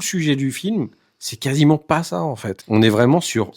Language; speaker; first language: French; native; French